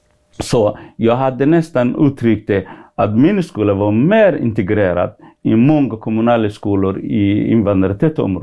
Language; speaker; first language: Swedish; non-native, fluent; Somali